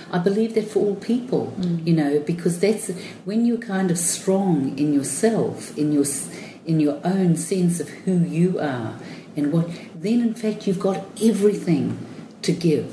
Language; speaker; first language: English; native; English